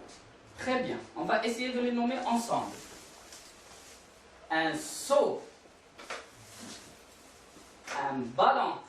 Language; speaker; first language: French; non-native, local second language; Arabic